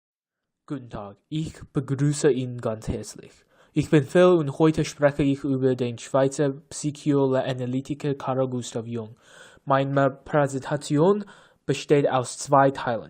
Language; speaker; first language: German; non-native, learner; English